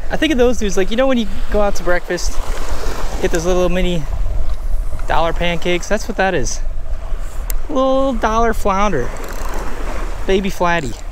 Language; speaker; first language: English; native; English